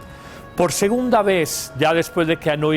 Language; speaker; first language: Spanish; native; Spanish